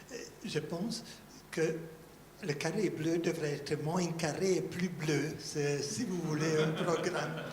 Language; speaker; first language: French; non-native, fluent; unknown